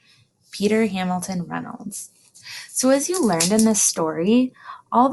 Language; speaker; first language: English; native; English